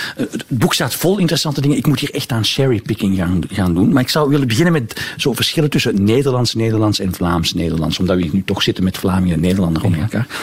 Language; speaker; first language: Dutch; native; Dutch